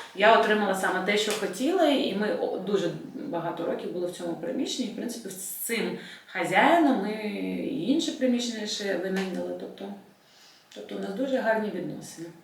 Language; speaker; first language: Ukrainian; non-native, local second language; Russian